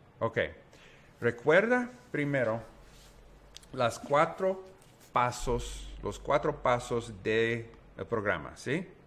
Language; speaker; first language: Spanish; non-native, learner; English